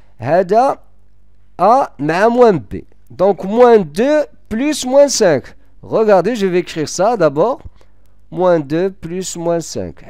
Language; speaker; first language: French; non-native, local second language; Arabic